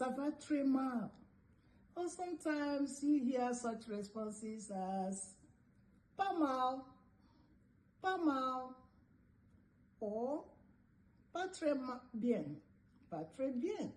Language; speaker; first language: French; non-native, fluent; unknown